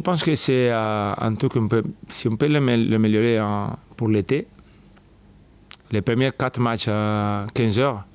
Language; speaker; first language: French; non-native, fluent; Spanish